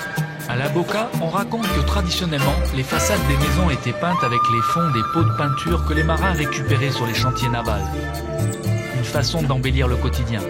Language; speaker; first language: French; native; French